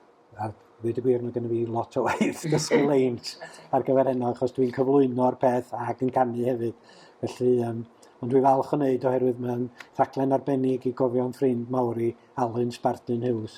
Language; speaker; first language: Welsh; native; Welsh